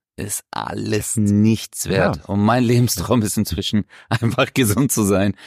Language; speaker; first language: German; early bilingual, other home language; Turkish